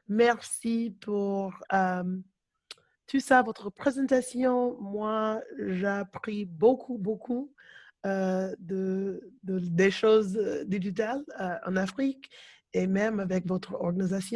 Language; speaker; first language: French; non-native, learner; English